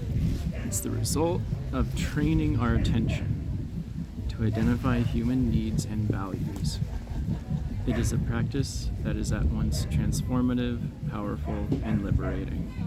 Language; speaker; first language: English; native; English